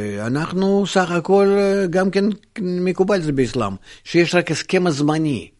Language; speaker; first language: Hebrew; non-native, fluent; Russian